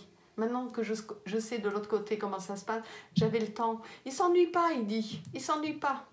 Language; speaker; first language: French; native; French